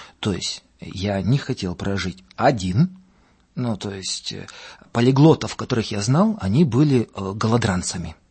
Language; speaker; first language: Russian; non-native, local second language; Latvian